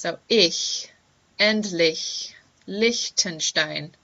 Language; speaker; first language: German; non-native, fluent; English